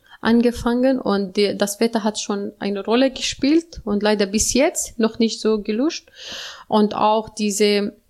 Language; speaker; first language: German; non-native, learner; Arabic